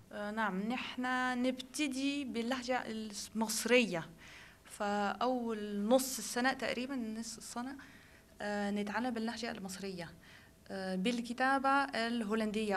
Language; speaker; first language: Arabic; non-native, fluent; Dutch